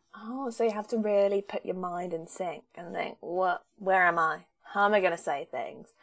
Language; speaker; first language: English; native; English